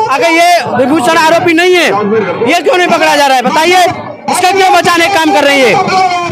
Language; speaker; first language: Hindi; native; Hindi